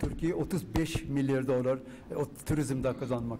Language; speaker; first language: Turkish; non-native, fluent; Urdu